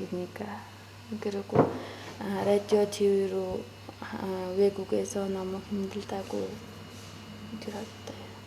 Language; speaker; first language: Korean; non-native, learner; Mongolian